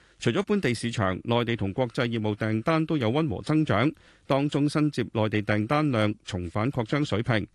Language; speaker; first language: Cantonese; native; Cantonese